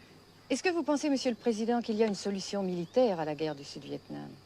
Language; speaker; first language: French; native; French